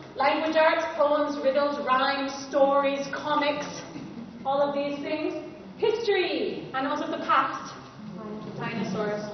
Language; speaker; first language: English; native; English